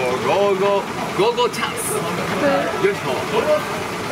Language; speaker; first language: English; non-native, learner; Japanese